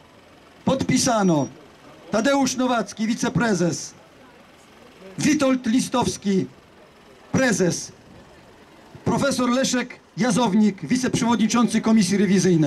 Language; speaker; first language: Polish; native; Polish